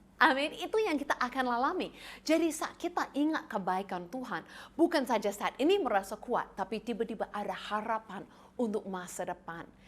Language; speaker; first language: Indonesian; non-native, fluent; English